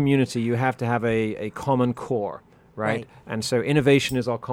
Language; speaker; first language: English; non-native, local second language; French